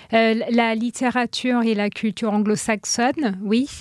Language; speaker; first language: French; non-native, fluent; English